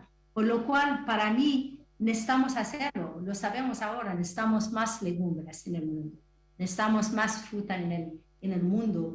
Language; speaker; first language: Spanish; non-native, learner; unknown